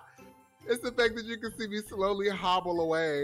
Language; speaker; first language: English; native; English